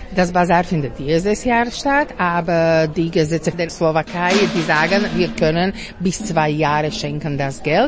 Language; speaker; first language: German; non-native, fluent; Slovak